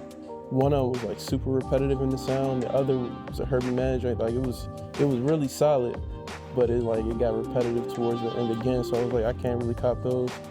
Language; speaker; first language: English; native; English